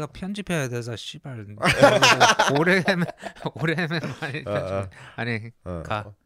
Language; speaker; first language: Korean; early bilingual, heritage; English